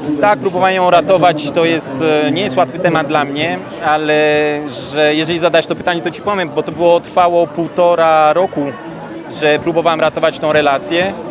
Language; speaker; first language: Polish; early bilingual, heritage; Polish